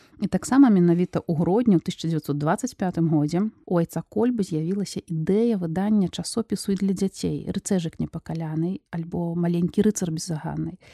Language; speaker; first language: Belarusian; non-native, local second language; Russian